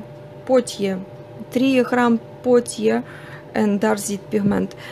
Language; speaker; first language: Dutch; non-native, fluent; Russian